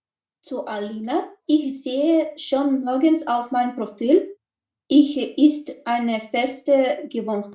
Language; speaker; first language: German; non-native, learner; Macedonian